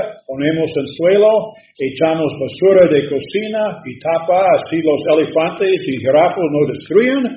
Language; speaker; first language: Spanish; non-native, learner; English